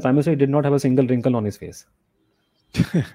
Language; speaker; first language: English; non-native, local second language; Hindi